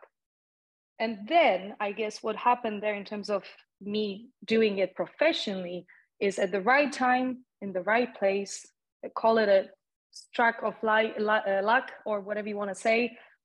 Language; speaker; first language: English; non-native, fluent; Polish